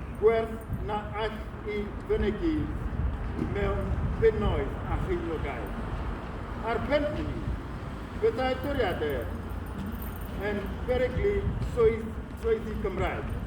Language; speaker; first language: Welsh; non-native, fluent; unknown